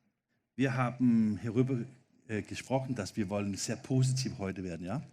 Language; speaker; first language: German; non-native, fluent; Danish